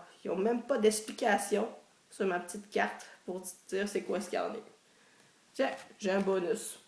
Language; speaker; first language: French; native; French